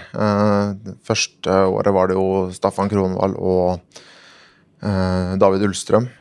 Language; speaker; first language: Norwegian; native; Norwegian